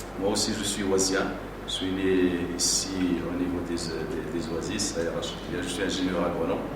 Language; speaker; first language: French; non-native, local second language; Arabic